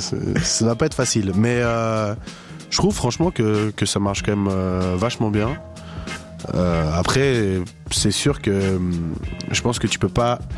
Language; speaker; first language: French; native; French